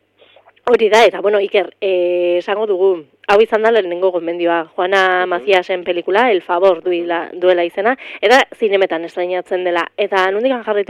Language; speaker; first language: Basque; native; Basque